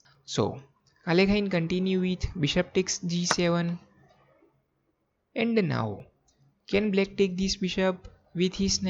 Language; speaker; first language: English; non-native, fluent; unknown